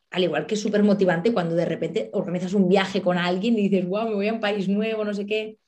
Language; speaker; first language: Spanish; native; Spanish